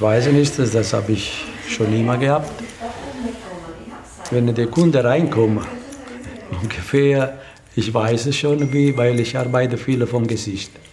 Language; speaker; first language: German; non-native, learner; Italian